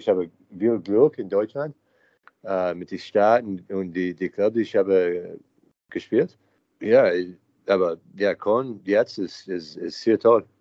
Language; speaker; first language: German; non-native, learner; English